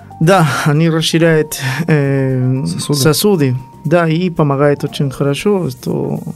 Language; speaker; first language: Russian; non-native, learner; Spanish